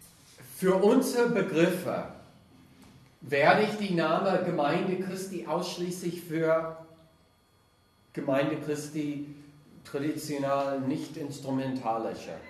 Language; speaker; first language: German; non-native, fluent; English